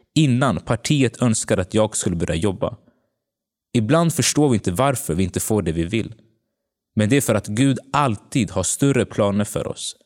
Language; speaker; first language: Swedish; early bilingual, other home language; Tigrinya